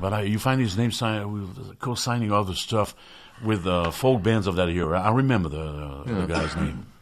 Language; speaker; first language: English; non-native, fluent; French